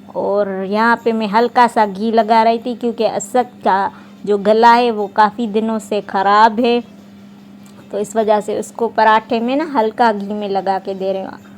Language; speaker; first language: Urdu; non-native, local second language; Sindhi